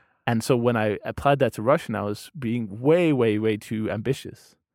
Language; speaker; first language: English; non-native, fluent; Danish